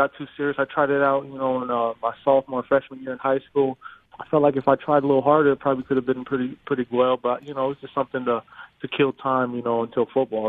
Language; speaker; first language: English; native; English